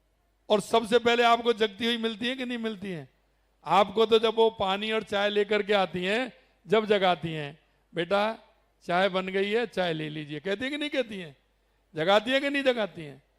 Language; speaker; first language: Hindi; native; Hindi